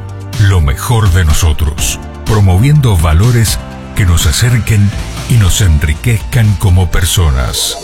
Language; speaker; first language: Spanish; native; Spanish